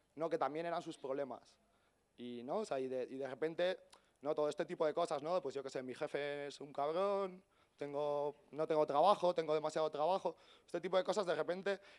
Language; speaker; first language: Spanish; native; Spanish